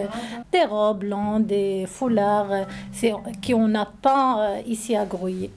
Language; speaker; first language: French; non-native, learner; Arabic